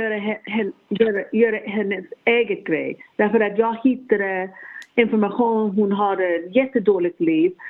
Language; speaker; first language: Swedish; non-native, learner; English